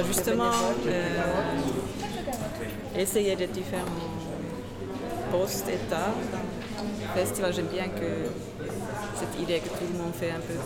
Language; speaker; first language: French; non-native, learner; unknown